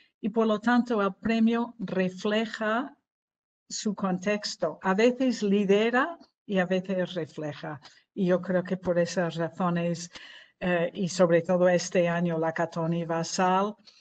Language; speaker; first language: Spanish; non-native, fluent; English